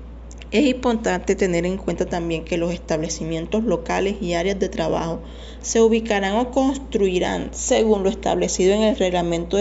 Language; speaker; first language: Spanish; native; Spanish